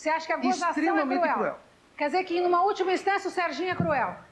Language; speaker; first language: Portuguese; native; Portuguese